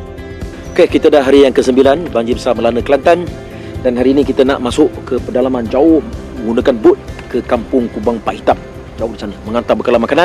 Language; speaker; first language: Malay; native; Malay